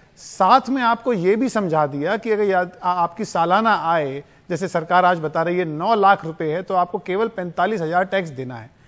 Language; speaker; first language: Hindi; native; Hindi